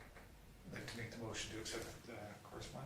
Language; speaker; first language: English; native; English